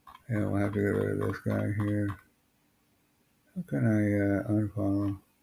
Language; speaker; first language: English; native; English